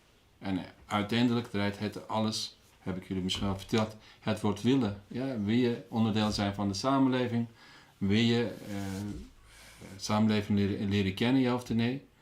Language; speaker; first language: Dutch; non-native, fluent; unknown